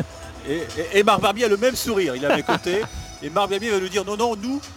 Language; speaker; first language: French; native; French